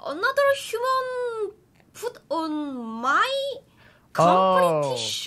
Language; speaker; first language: English; non-native, learner; Korean